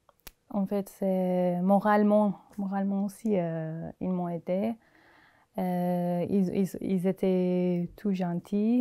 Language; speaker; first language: French; non-native, learner; Turkish